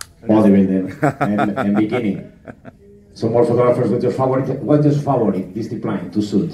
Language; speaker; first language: English; non-native, fluent; Spanish